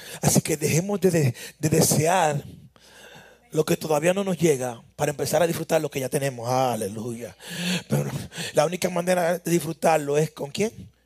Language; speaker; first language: Spanish; native; Spanish